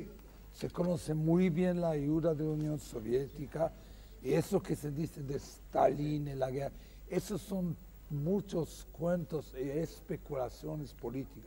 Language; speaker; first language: Spanish; non-native, fluent; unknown